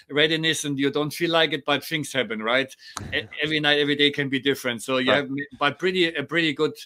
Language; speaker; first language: English; non-native, fluent; German